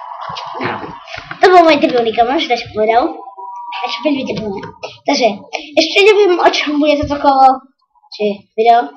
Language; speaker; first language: Czech; non-native, learner; Slovak